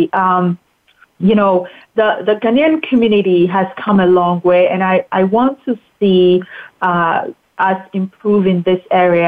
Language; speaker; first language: English; non-native, local second language; Akan